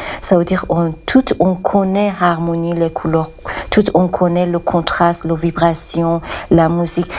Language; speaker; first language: French; non-native, learner; Persian